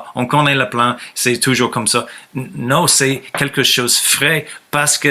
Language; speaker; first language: French; non-native, fluent; English